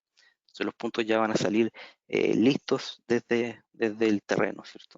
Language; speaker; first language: Spanish; native; Spanish